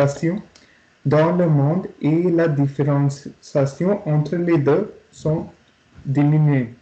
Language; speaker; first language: French; non-native, learner; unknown